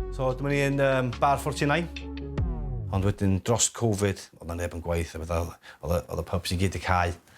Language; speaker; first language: Welsh; non-native, local second language; English